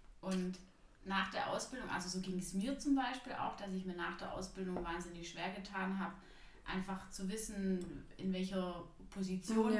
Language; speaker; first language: German; native; German